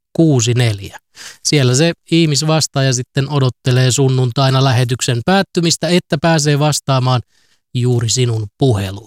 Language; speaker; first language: Finnish; native; Finnish